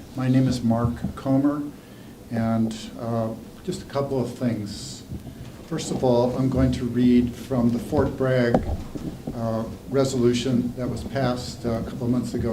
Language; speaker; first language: English; early bilingual, other home language; Spanish